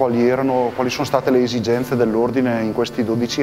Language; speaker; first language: Italian; native; Italian